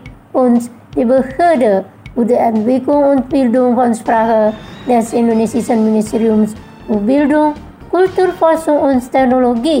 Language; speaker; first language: German; non-native, fluent; Indonesian